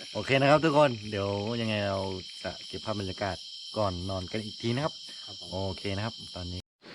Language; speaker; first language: Thai; non-native, local second language; Karen languages